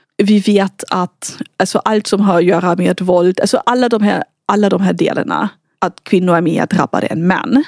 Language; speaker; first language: Swedish; non-native, fluent; German